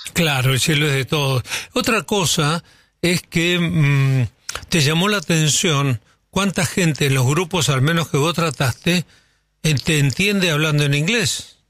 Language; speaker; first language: Spanish; native; Spanish